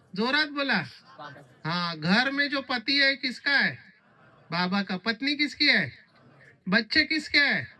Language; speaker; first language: Hindi; non-native, local second language; Marathi